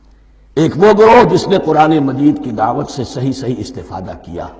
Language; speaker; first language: Urdu; native; Urdu